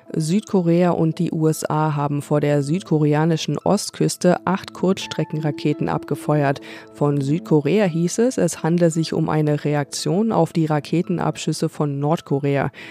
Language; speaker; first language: German; native; German